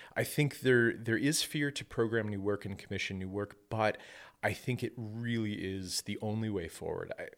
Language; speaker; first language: English; native; English